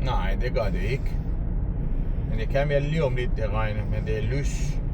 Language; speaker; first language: Danish; non-native, learner; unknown